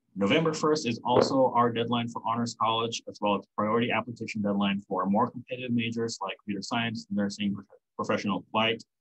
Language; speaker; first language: English; non-native, local second language; Filipino